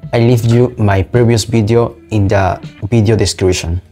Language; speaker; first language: English; non-native, learner; Spanish